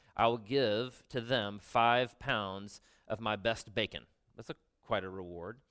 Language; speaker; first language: English; native; English